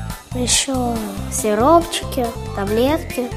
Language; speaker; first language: Russian; native; Russian